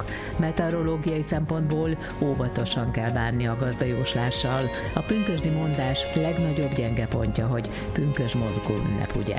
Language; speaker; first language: Hungarian; native; Hungarian